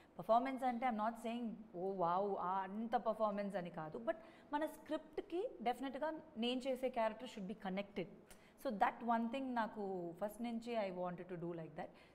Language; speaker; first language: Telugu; non-native, local second language; Tamil